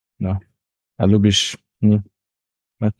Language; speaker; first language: Polish; non-native, learner; English